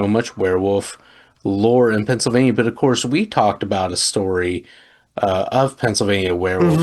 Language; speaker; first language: English; native; English